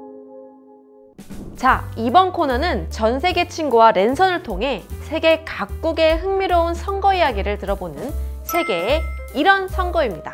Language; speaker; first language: Korean; native; Korean